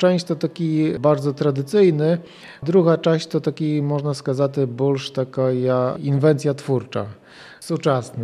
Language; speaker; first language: Polish; non-native, local second language; Ukrainian